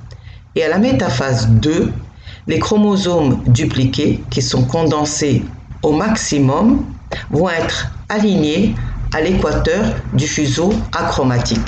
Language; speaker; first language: French; non-native, local second language; Arabic